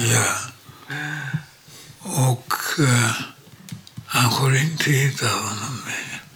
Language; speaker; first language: Swedish; non-native, learner; Polish